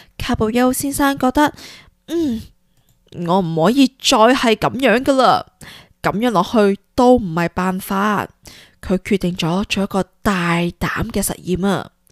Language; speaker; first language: Cantonese; early bilingual, heritage; Cantonese